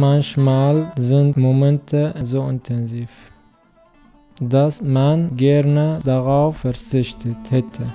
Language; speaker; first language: German; non-native, learner; Arabic